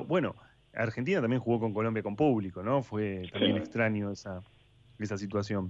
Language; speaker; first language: Spanish; native; Spanish